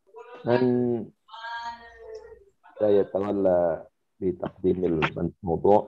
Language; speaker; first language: Arabic; non-native, fluent; Indonesian